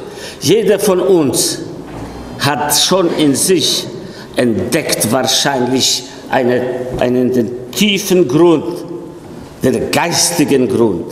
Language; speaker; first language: German; non-native, fluent; Polish